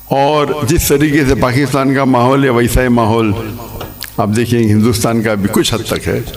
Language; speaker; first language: Urdu; non-native, local second language; English